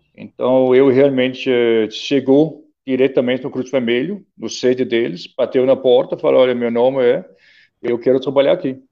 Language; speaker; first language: Portuguese; non-native, fluent; Danish